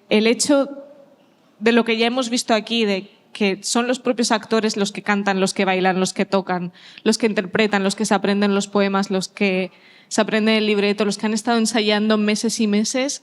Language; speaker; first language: Spanish; early bilingual, other home language; Ukrainian